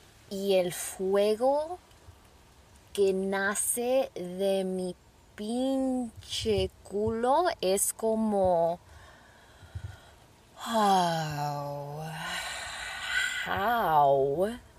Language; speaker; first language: Spanish; early bilingual, heritage; Spanish